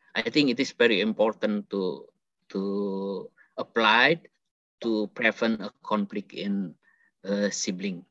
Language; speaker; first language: English; non-native, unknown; Indonesian